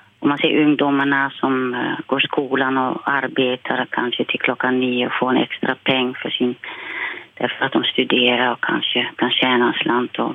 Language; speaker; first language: Swedish; non-native, fluent; Dutch